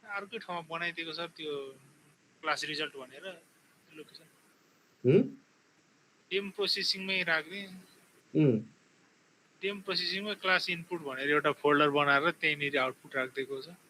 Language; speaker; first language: Nepali; native; Nepali